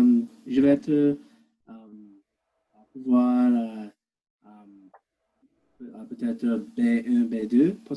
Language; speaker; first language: French; non-native, learner; English